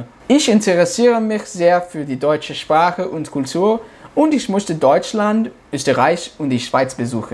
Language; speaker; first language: German; non-native, learner; English